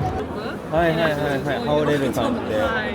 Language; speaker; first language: Japanese; native; Japanese